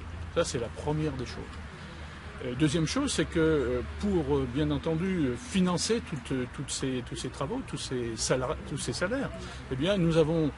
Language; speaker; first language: French; native; French